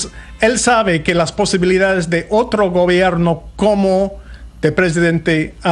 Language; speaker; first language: Spanish; non-native, fluent; English